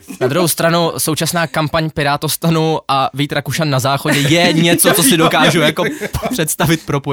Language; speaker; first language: Czech; native; Czech